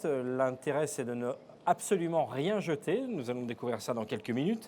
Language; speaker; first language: French; native; French